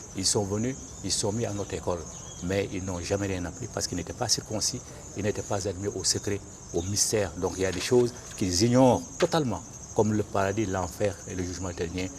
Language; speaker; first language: French; non-native, local second language; Bambara